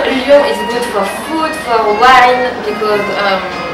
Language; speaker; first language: English; non-native, learner; French